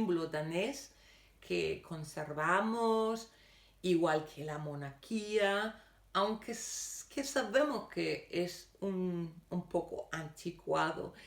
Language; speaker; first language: Spanish; non-native, fluent; Danish